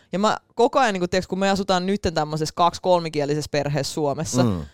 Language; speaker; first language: Finnish; early bilingual, other home language; Russian